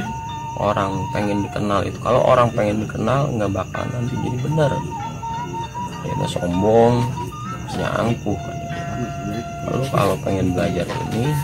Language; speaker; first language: Indonesian; native; Indonesian